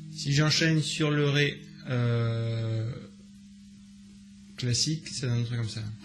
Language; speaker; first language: French; native; French